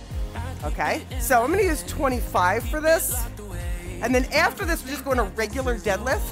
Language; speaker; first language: English; native; English